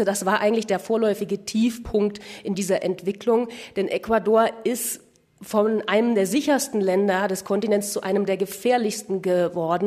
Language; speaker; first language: German; native; German